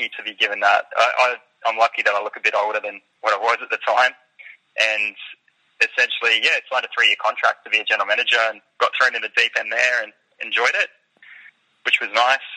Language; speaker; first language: English; native; English